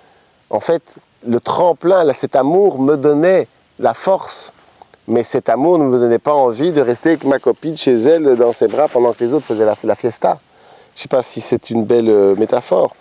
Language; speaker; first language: French; native; French